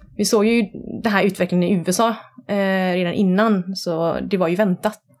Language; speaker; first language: Swedish; early bilingual, other home language; Vietnamese